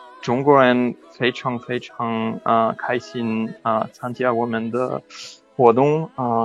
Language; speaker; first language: Chinese; non-native, learner; French